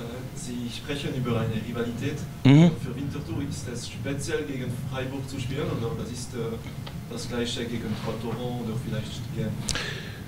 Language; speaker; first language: German; non-native, local second language; French